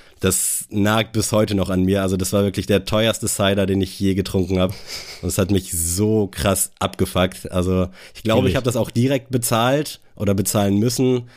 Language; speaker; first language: German; native; German